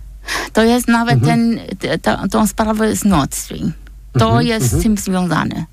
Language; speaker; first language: Polish; non-native, fluent; German